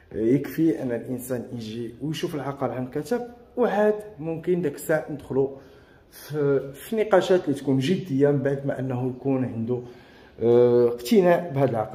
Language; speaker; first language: Arabic; native; Arabic